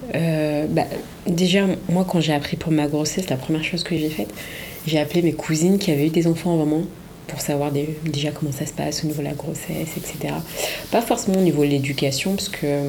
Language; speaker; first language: French; early bilingual, other home language; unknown